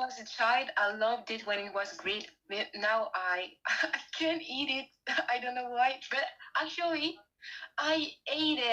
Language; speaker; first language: English; non-native, learner; French